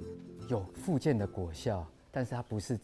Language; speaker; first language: Chinese; native; Chinese